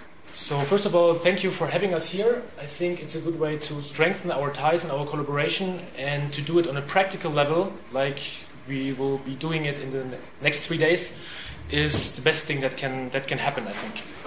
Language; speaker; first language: English; non-native, fluent; German